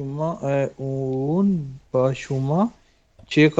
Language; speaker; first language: Persian; non-native, learner; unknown